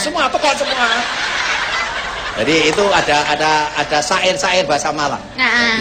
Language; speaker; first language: Indonesian; non-native, local second language; Javanese